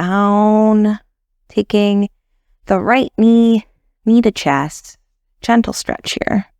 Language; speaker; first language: English; native; English